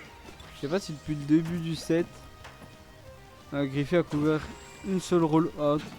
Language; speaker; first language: French; native; French